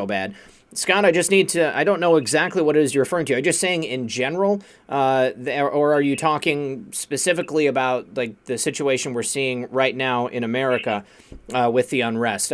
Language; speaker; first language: English; native; English